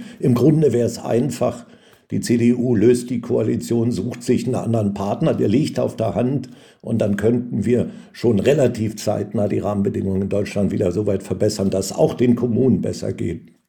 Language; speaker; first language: German; native; German